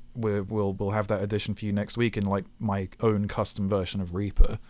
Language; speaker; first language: English; native; English